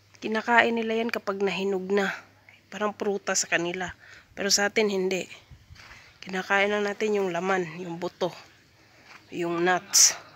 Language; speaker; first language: Filipino; non-native, local second language; Cebuano